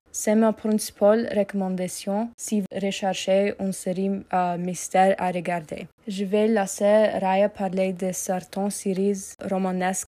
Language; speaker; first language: French; non-native, learner; English